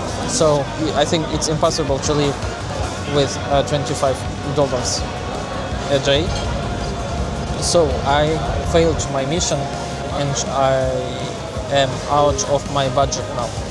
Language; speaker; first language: English; non-native, learner; Russian